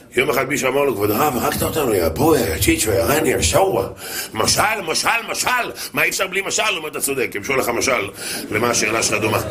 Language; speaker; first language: Hebrew; native; Hebrew